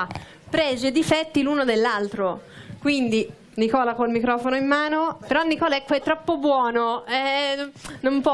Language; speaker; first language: Italian; native; Italian